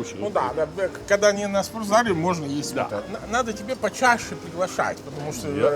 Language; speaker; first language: Russian; non-native, fluent; Italian